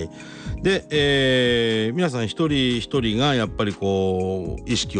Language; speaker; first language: Japanese; native; Japanese